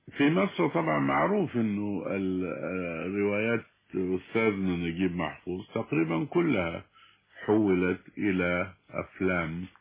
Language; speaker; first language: Arabic; native; Arabic